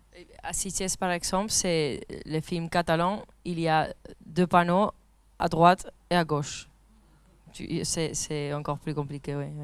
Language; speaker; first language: French; non-native, fluent; Spanish